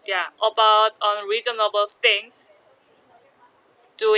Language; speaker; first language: English; non-native, learner; Korean